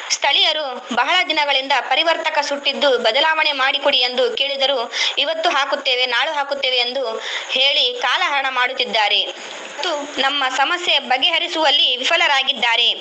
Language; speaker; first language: Kannada; native; Kannada